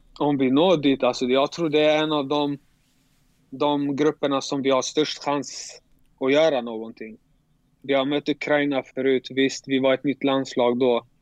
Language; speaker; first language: Swedish; early bilingual, other home language; Albanian